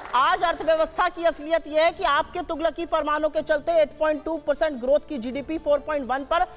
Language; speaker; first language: Hindi; native; Hindi